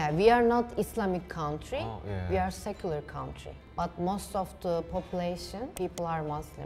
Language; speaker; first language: English; non-native, fluent; Turkish